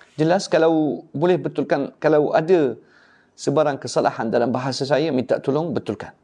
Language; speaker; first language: Malay; non-native, fluent; Arabic